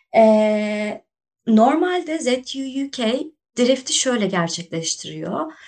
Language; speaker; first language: Turkish; native; Turkish